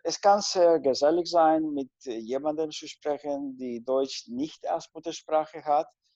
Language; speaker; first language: German; non-native, fluent; Spanish